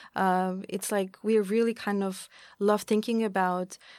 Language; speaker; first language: English; non-native, fluent; German